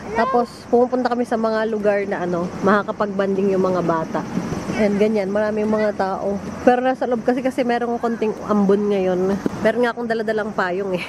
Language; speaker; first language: Filipino; native; Filipino